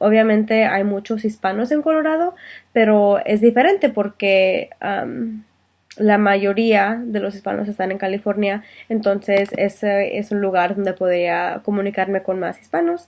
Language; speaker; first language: Spanish; early bilingual, heritage; Spanish